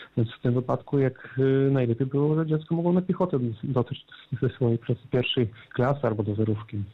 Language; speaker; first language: Polish; native; Polish